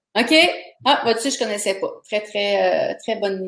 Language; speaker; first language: French; native; French